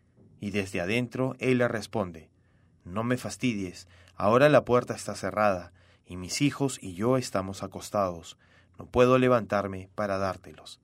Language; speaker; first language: Spanish; native; Spanish